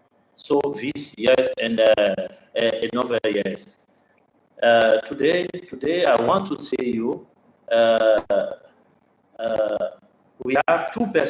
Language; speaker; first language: English; non-native, learner; French